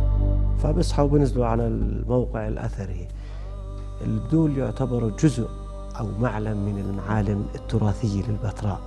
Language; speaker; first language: Arabic; native; Arabic